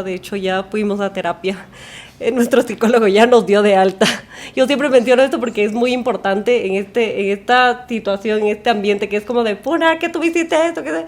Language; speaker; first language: Spanish; native; Spanish